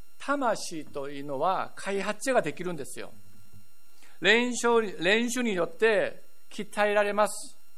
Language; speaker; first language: Japanese; non-native, fluent; Korean